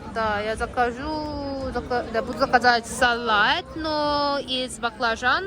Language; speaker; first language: Russian; non-native, learner; Korean